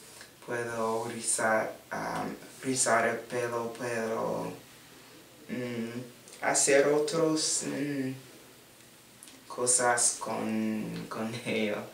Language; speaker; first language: Spanish; non-native, learner; English